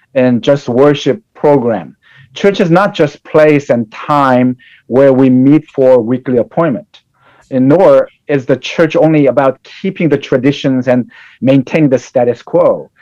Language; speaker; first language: English; non-native, fluent; Korean